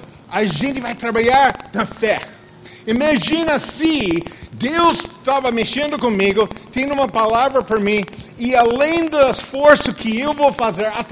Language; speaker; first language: Portuguese; non-native, fluent; English